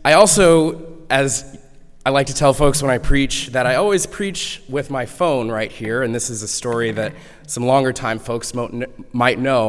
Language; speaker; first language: English; native; English